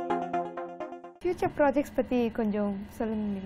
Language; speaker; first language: Tamil; native; Tamil